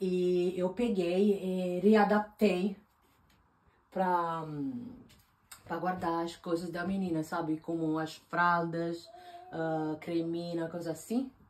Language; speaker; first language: Portuguese; non-native, fluent; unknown